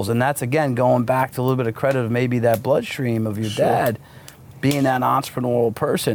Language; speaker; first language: English; native; English